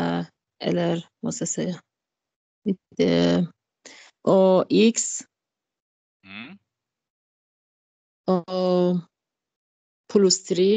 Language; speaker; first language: Swedish; non-native, learner; Arabic